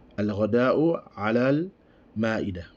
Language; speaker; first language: Arabic; non-native, fluent; English